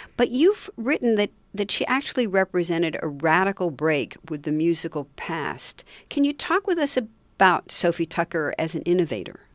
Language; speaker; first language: English; native; English